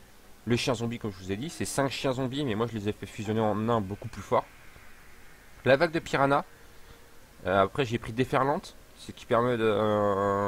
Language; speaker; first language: French; native; French